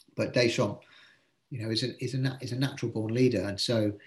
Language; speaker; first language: English; native; English